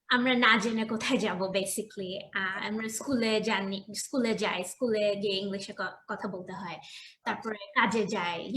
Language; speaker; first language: Bangla; early bilingual, heritage; Bangla